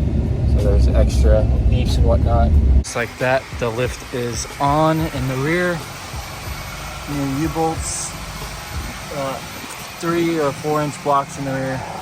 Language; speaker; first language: English; native; English